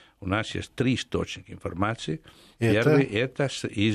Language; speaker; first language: Russian; non-native, fluent; Italian